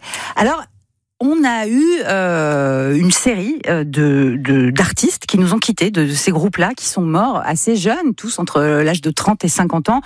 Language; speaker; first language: French; native; French